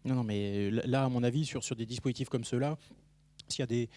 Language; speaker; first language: French; native; French